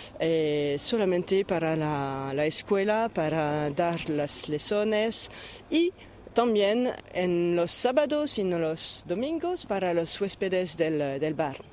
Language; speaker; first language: Spanish; non-native, fluent; French